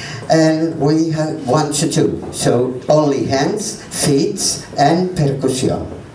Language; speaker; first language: English; non-native, learner; Spanish